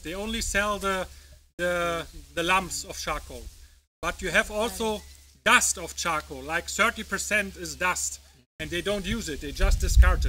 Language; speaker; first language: English; non-native, fluent; German